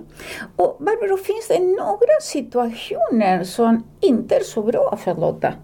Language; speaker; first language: Swedish; non-native, fluent; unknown